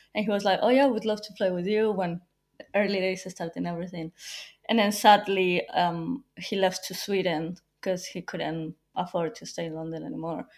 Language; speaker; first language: English; non-native, fluent; Spanish